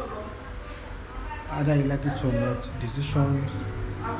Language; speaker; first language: English; non-native, local second language; Yoruba